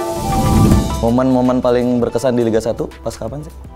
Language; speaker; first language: Indonesian; native; Indonesian